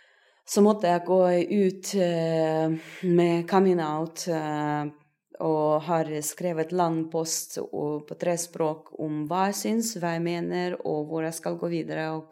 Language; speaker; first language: Norwegian; non-native, fluent; Russian